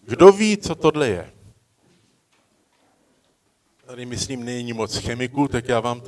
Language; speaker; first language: Czech; early bilingual, heritage; Czech